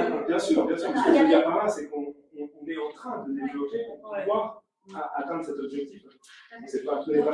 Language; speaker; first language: French; native; French